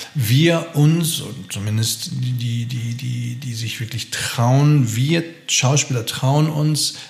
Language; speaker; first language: German; native; German